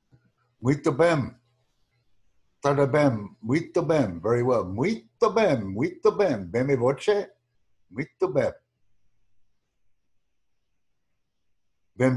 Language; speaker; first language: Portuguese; non-native, learner; English